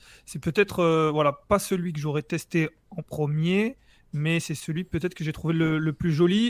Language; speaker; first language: French; native; French